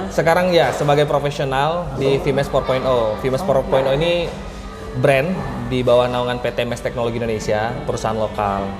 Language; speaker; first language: Indonesian; native; Indonesian